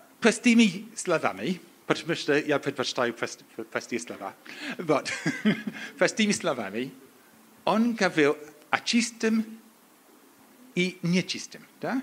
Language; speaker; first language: Polish; non-native, learner; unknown